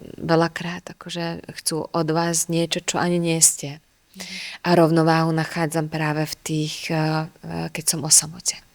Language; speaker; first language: Slovak; non-native, local second language; Hungarian